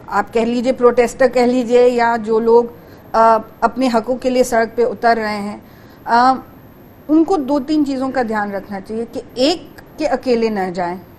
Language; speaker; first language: Hindi; native; Hindi